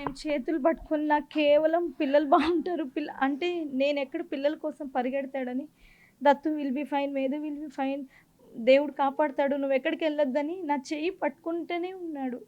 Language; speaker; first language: Telugu; native; Telugu